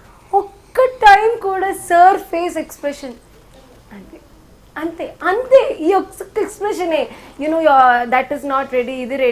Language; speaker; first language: Telugu; non-native, learner; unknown